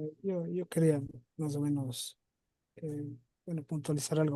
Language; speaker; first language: Spanish; native; Spanish